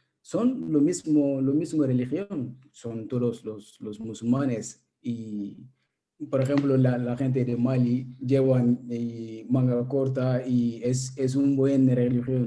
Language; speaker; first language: Spanish; non-native, learner; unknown